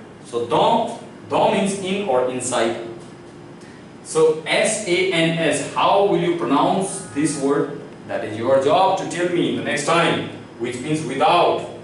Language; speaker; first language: English; non-native, local second language; Hindi